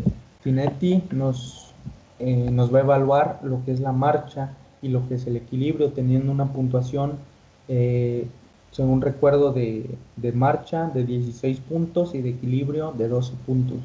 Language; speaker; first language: Spanish; native; Spanish